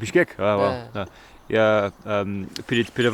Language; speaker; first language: Russian; non-native, learner; English